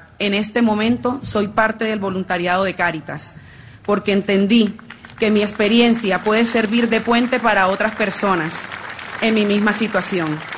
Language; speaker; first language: Spanish; native; Spanish